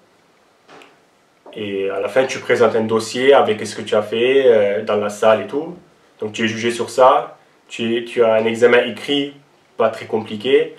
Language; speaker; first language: French; non-native, local second language; Armenian